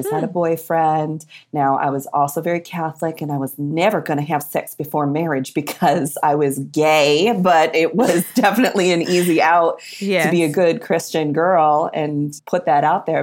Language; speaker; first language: English; native; English